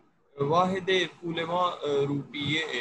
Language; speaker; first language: Persian; non-native, learner; Urdu